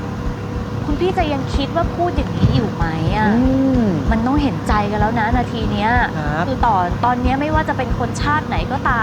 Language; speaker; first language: Thai; native; Thai